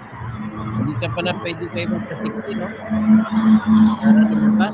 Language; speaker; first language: Filipino; native; Filipino